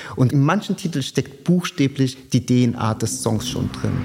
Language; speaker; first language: German; native; German